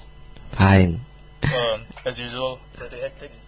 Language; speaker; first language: English; non-native, learner; Indonesian